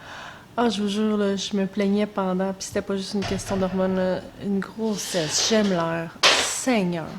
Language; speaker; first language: French; native; French